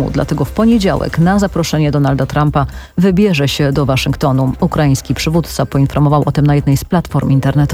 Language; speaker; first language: Polish; native; Polish